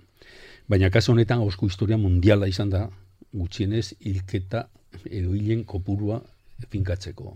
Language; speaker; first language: Basque; non-native, local second language; Spanish